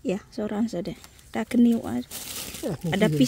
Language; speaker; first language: Danish; non-native, learner; Indonesian